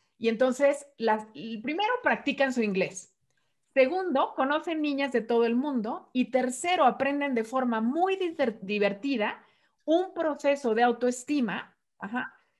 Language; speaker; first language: Spanish; native; Spanish